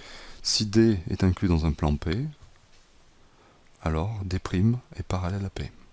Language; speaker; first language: French; native; French